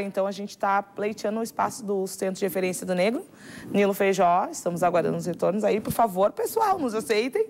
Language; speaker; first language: Portuguese; native; Portuguese